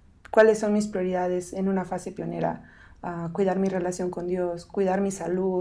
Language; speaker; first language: Spanish; native; Spanish